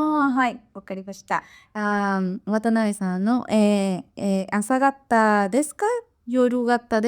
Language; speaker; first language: Japanese; non-native, learner; Spanish